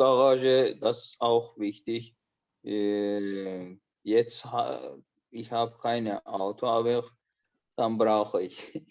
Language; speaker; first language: German; non-native, learner; Azerbaijani